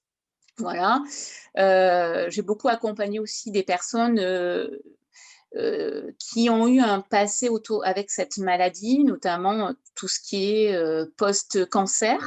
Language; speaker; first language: French; native; French